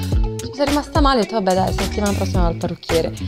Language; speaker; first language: Italian; native; Italian